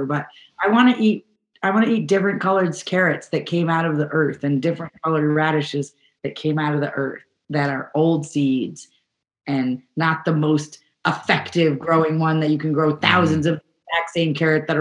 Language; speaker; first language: English; native; English